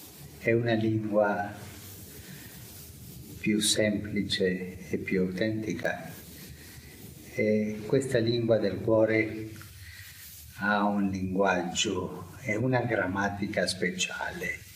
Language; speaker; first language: Italian; non-native, fluent; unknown